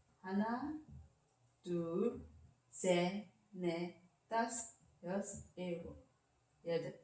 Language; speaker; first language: Korean; non-native, learner; Chinese